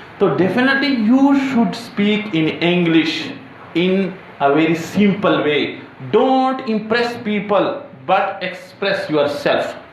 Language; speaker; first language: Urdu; non-native, local second language; Pashto